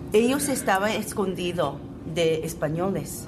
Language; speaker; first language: Spanish; non-native, fluent; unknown